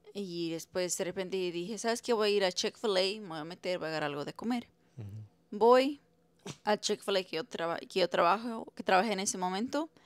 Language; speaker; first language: Spanish; early bilingual, heritage; Spanish